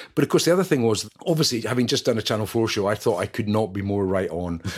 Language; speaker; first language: English; native; English